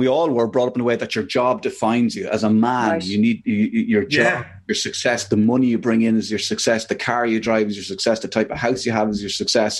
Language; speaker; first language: English; native; English